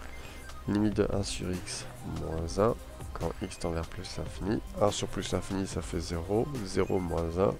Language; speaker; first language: French; native; French